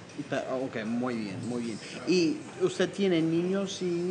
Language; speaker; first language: Spanish; non-native, learner; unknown